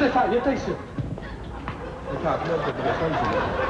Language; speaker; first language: French; native; French